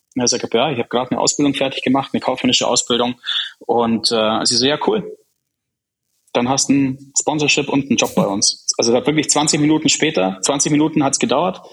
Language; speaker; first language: German; early bilingual, other home language; Czech